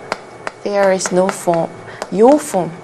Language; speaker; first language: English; non-native, fluent; Korean